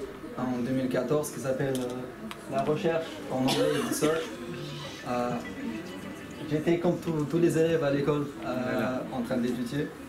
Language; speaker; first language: French; non-native, fluent; Chechen